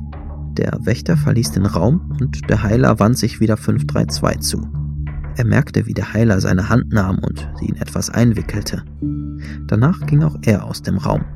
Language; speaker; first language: German; native; German